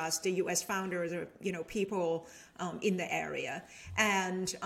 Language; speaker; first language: English; non-native, fluent; Thai